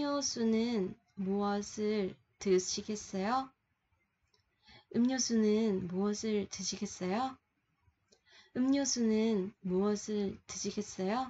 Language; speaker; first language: Korean; non-native, fluent; Vietnamese